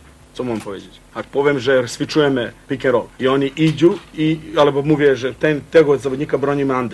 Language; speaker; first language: Polish; non-native, fluent; Croatian